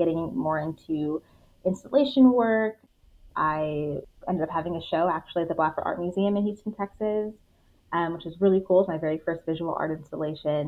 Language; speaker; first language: English; native; English